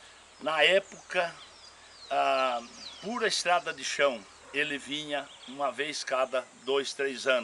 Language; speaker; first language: Portuguese; native; Portuguese